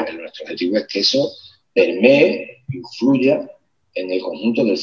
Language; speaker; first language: Spanish; native; Spanish